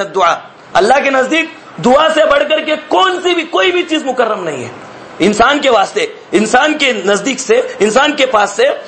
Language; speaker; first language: Urdu; native; Urdu